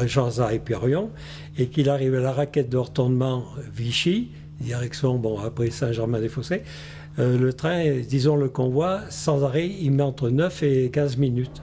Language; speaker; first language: French; native; French